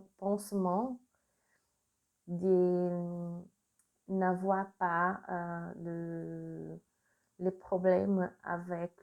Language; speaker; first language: French; non-native, learner; Portuguese